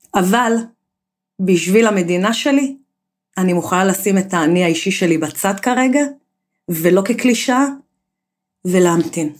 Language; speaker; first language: Hebrew; native; Hebrew